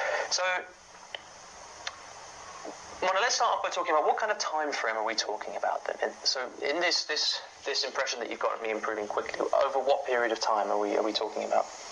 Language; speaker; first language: English; native; English